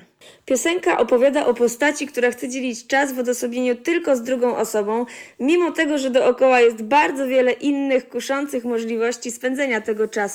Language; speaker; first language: Polish; native; Polish